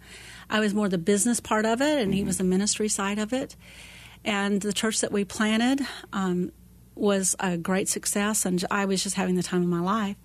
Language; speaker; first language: English; native; English